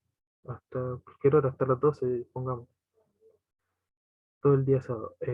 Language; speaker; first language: Spanish; native; Spanish